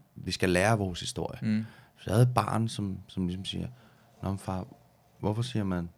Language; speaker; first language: Danish; native; Danish